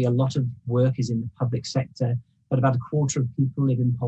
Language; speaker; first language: English; native; English